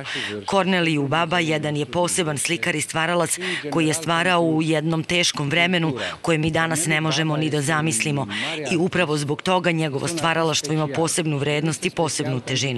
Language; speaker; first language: Serbian; native; Serbian